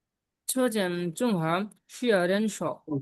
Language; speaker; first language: Chinese; non-native, fluent; Bangla